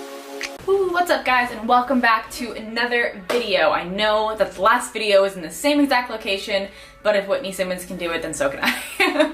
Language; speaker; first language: English; native; English